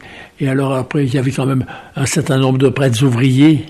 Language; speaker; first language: French; native; French